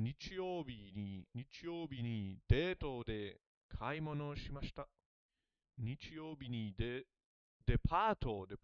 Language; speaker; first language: Japanese; non-native, learner; English